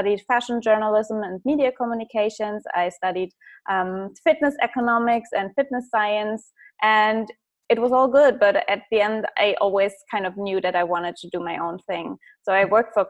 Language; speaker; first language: English; non-native, fluent; German